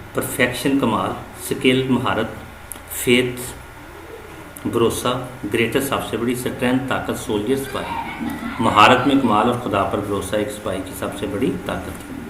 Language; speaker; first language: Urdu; non-native, local second language; Punjabi